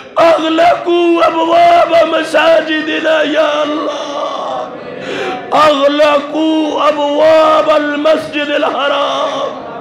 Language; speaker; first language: Arabic; non-native, fluent; Urdu